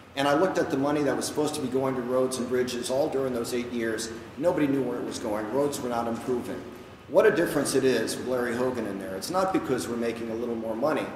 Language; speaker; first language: English; native; English